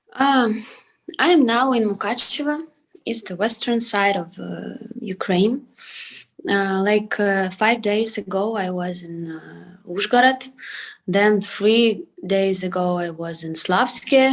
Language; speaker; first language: English; non-native, learner; Ukrainian